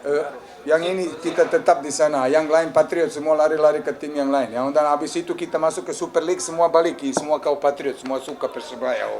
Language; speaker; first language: Indonesian; non-native, fluent; Serbian